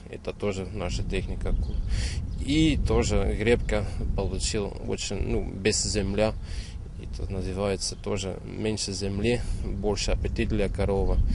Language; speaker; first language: Russian; non-native, local second language; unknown